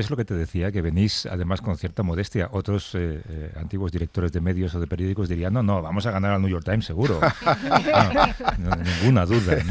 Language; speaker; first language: Spanish; native; Spanish